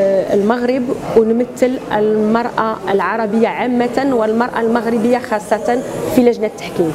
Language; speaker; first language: Arabic; native; Arabic